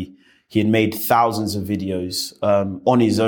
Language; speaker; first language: English; native; English